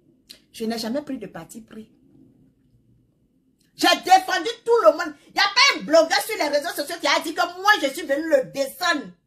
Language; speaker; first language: French; non-native, local second language; Baoulé